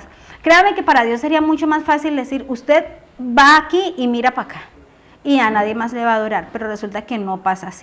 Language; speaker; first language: Spanish; native; Spanish